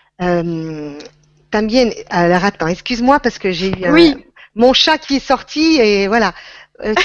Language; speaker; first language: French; non-native, fluent; Spanish